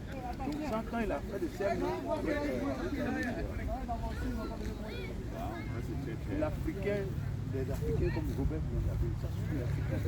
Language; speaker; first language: French; non-native, local second language; Baoulé